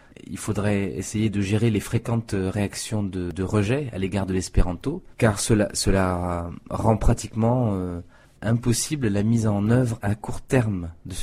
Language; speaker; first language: French; native; French